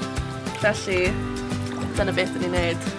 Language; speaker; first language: Welsh; non-native, local second language; English